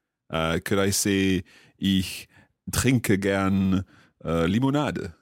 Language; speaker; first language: German; non-native, learner; English